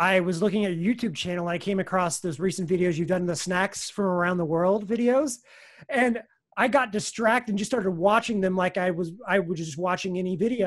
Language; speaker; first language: English; native; English